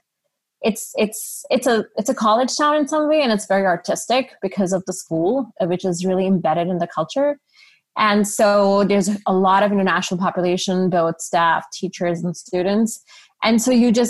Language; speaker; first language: English; non-native, local second language; Urdu